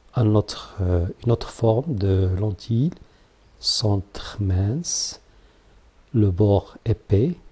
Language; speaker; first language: French; non-native, local second language; Arabic